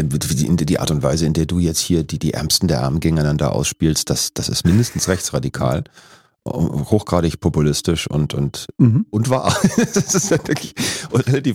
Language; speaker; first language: German; native; German